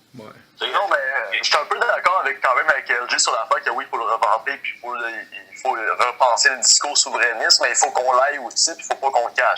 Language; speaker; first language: French; native; French